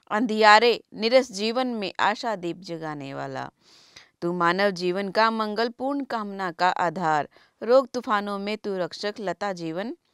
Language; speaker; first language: Hindi; native; Hindi